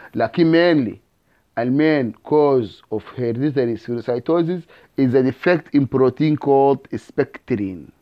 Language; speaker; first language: English; non-native, fluent; Arabic